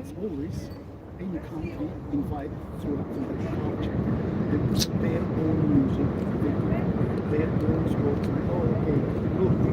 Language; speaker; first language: English; non-native, learner; Ukrainian